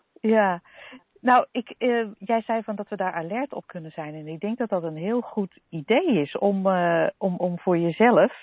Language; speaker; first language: Dutch; native; Dutch